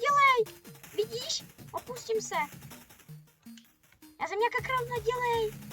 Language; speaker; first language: Czech; early bilingual, other home language; Russian